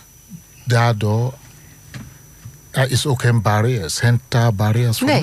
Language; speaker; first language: Dutch; non-native, learner; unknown